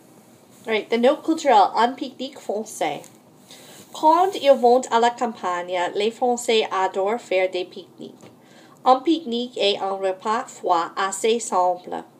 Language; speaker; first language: French; non-native, fluent; English